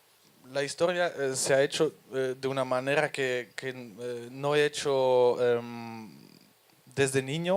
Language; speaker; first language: Spanish; non-native, fluent; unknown